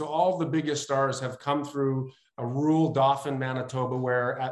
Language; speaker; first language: English; native; English